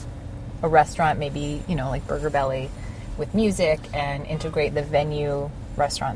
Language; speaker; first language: English; native; English